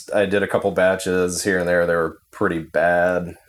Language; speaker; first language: English; native; English